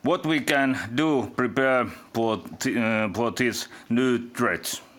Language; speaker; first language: English; non-native, fluent; Finnish